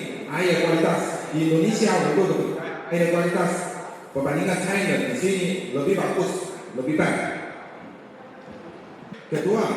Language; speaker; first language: Indonesian; non-native, learner; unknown